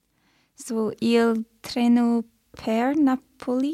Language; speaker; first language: Italian; non-native, learner; English